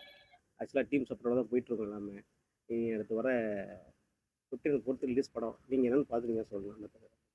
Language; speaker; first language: Tamil; native; Tamil